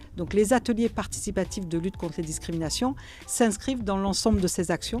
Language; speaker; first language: French; native; French